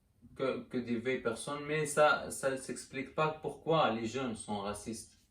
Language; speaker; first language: French; non-native, learner; German